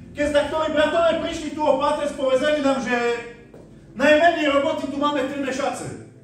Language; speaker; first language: Slovak; non-native, local second language; Romany